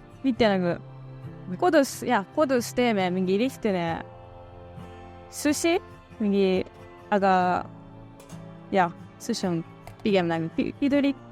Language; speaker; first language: Estonian; non-native, learner; Japanese